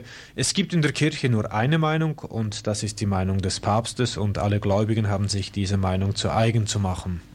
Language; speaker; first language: German; native; German